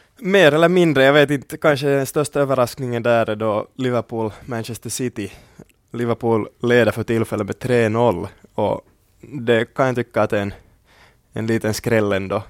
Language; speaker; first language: Swedish; native; Swedish